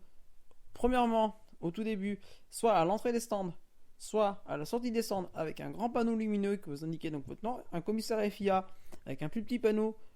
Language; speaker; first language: French; native; French